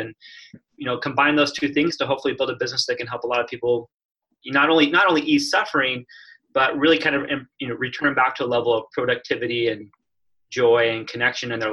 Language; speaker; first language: English; native; English